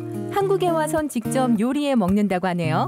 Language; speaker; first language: Korean; native; Korean